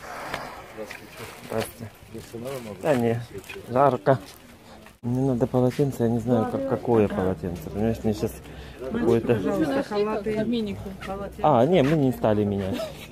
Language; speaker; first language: Russian; native; Russian